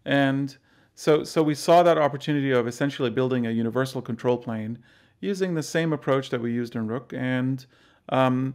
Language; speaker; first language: English; non-native, fluent; Arabic